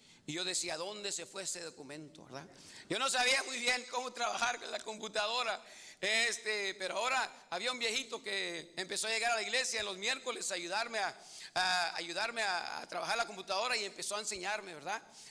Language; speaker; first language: Spanish; early bilingual, heritage; Spanish